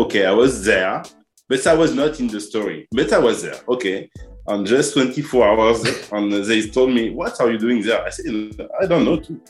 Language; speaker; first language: English; non-native, learner; French